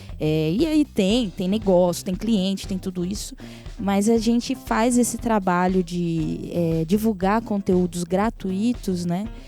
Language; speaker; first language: Portuguese; native; Portuguese